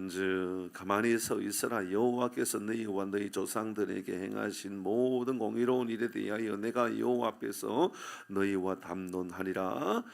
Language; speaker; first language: Korean; native; Korean